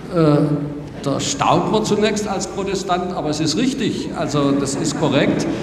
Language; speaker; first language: German; native; German